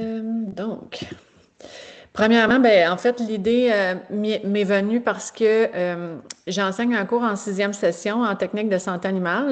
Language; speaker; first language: French; native; French